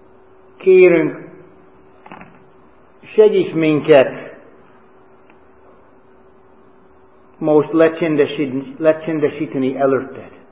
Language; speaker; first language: Hungarian; non-native, learner; English